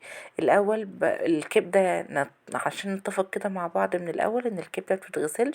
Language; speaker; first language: Arabic; native; Arabic